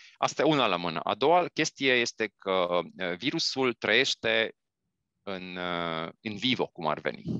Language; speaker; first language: Romanian; native; Romanian